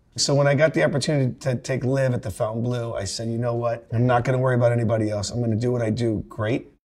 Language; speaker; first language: English; native; English